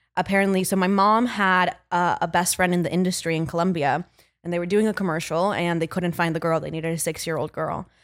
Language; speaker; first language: English; early bilingual, other home language; Spanish